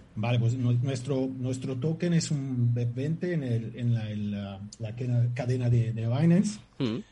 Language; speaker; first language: Spanish; non-native, fluent; German